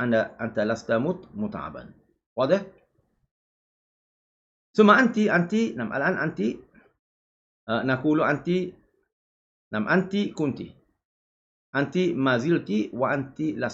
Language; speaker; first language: Arabic; non-native, fluent; Malay